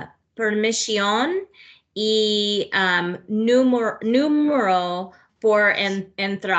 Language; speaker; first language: Spanish; non-native, learner; English